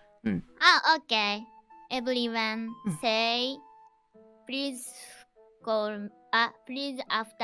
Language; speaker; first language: English; non-native, learner; Japanese